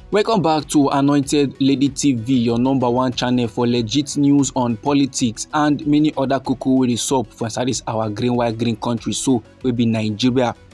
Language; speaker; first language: Nigerian Pidgin; native; Nigerian Pidgin